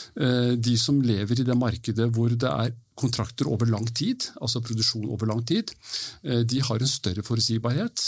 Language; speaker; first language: Norwegian; early bilingual, heritage; Norwegian